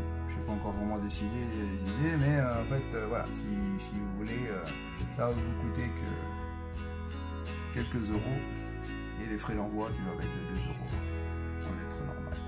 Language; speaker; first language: French; native; French